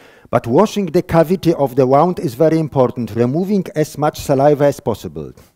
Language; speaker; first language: English; non-native, fluent; Polish